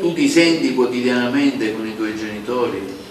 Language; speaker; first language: Italian; native; Italian